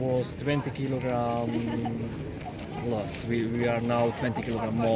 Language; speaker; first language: English; non-native, learner; Slovak